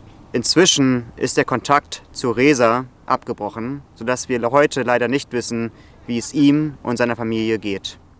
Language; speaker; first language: German; native; German